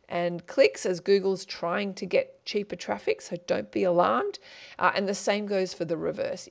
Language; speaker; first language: English; native; English